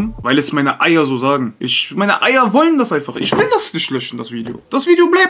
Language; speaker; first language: German; early bilingual, other home language; Turkish